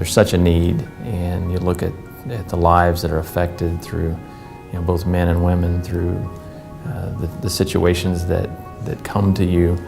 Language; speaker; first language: English; native; English